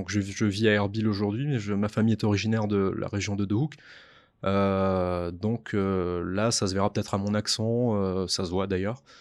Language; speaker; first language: French; native; French